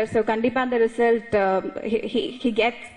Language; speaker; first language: Tamil; non-native, fluent; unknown